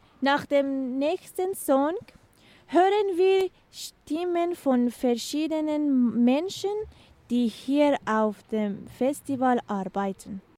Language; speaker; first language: German; non-native, learner; Persian